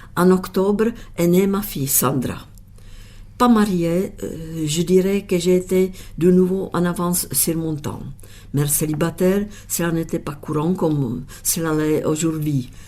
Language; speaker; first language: French; non-native, fluent; Czech